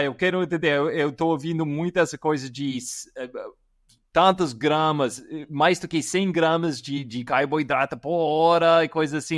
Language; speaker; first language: Portuguese; non-native, fluent; English